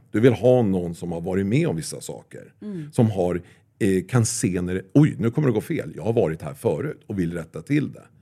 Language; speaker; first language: Swedish; native; Swedish